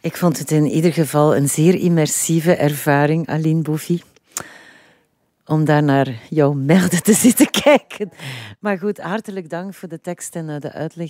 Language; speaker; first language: Dutch; native; Dutch